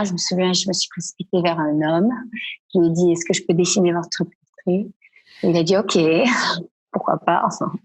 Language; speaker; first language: French; non-native, fluent; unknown